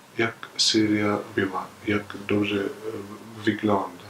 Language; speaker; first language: Polish; non-native, learner; Arabic